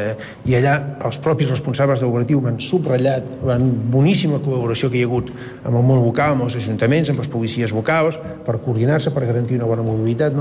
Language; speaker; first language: Catalan; native; Catalan